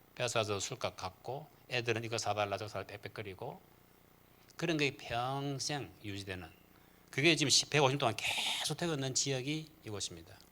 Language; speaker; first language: Korean; native; Korean